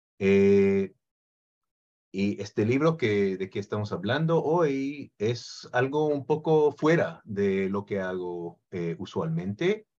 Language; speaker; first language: Spanish; non-native, fluent; Hebrew